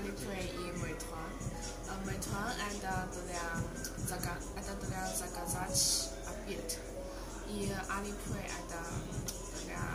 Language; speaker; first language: Russian; non-native, learner; Chinese